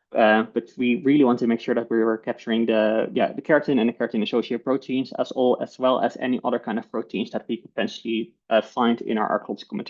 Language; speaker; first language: English; non-native, fluent; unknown